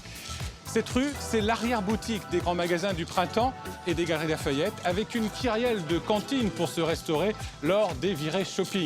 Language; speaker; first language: French; native; French